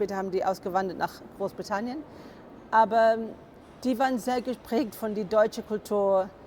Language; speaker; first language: German; non-native, fluent; English